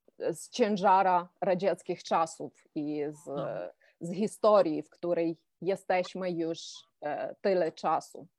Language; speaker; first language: Polish; non-native, fluent; Ukrainian